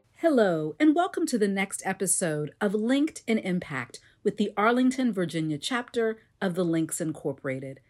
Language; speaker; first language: English; native; English